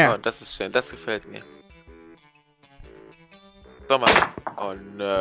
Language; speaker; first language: German; native; German